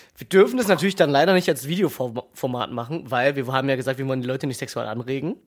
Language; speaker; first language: German; native; German